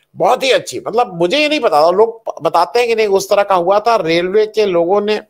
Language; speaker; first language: Hindi; native; Hindi